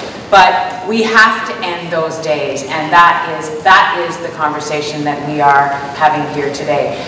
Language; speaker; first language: English; native; English